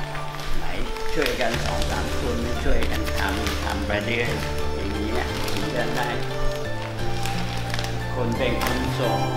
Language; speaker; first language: Thai; non-native, local second language; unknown